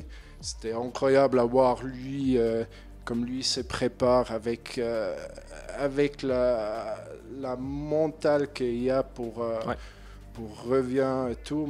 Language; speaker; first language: French; non-native, learner; German